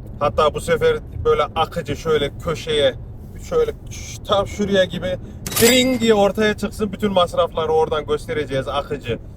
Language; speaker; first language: Turkish; early bilingual, heritage; Turkish